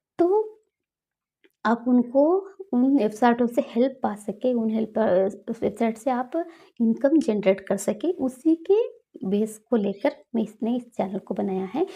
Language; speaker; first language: Hindi; non-native, local second language; Kannada